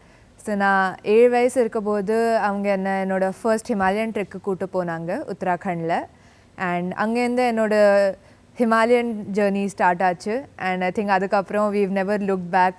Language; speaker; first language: Tamil; early bilingual, heritage; Tamil